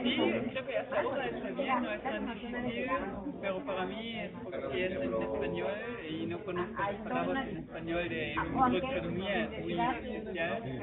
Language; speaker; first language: Spanish; non-native, fluent; German